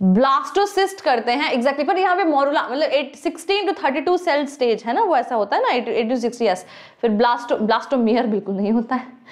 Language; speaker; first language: Hindi; native; Hindi